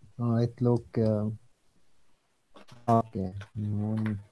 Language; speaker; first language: English; non-native, learner; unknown